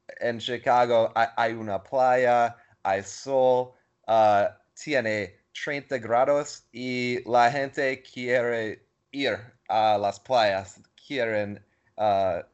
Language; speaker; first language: Spanish; non-native, learner; English